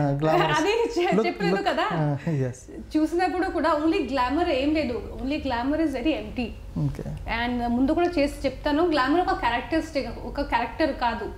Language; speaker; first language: Telugu; non-native, local second language; Hindi